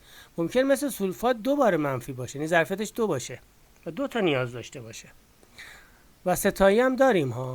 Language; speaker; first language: Persian; native; Persian